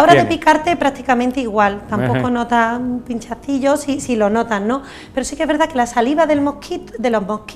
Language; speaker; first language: Spanish; native; Spanish